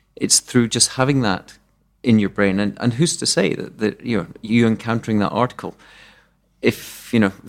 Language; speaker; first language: English; native; English